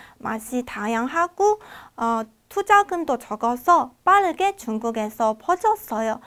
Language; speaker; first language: Korean; non-native, fluent; Chinese